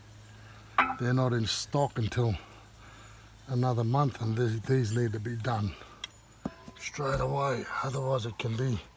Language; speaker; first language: English; native; English